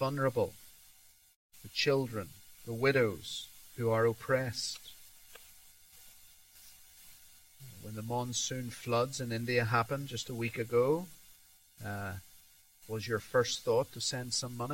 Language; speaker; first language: English; native; English